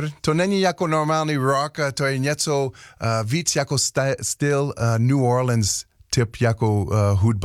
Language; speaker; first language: Czech; non-native, learner; English